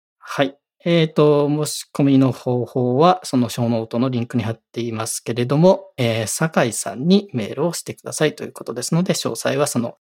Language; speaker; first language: Japanese; native; Japanese